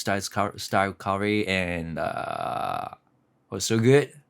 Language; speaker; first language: English; non-native, learner; Japanese